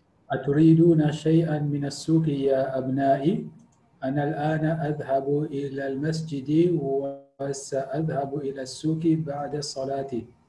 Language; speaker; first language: Arabic; non-native, learner; English